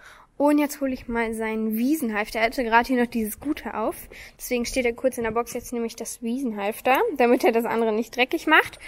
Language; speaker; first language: German; native; German